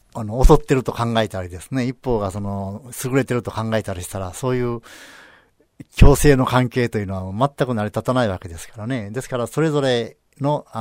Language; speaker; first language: Japanese; native; Japanese